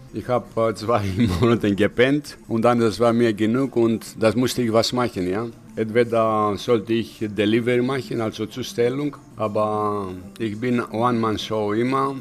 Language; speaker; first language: German; non-native, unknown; Greek